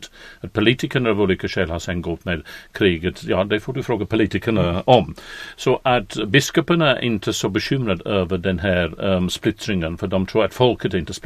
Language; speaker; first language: Swedish; non-native, fluent; English